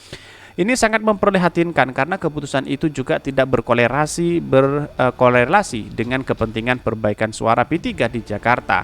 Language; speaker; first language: Indonesian; native; Indonesian